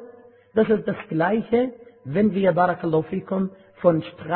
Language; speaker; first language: German; non-native, fluent; Arabic